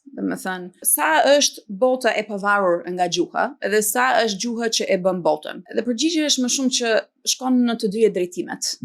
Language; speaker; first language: Albanian; non-native, fluent; English